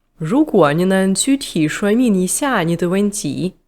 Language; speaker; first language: Chinese; non-native, fluent; Ukrainian